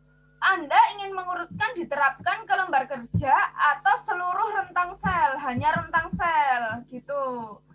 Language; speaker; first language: Indonesian; native; Indonesian